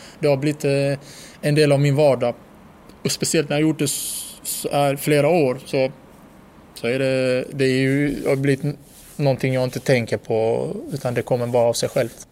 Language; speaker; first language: Swedish; early bilingual, other home language; Bosnian